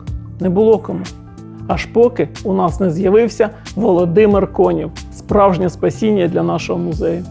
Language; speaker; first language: Ukrainian; native; Ukrainian